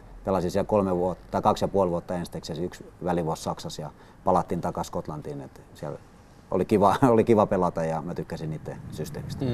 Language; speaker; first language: Finnish; early bilingual, other home language; Swedish